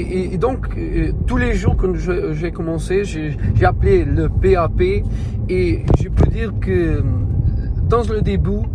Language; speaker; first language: French; non-native, learner; Portuguese